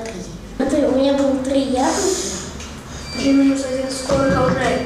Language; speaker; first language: Russian; non-native, learner; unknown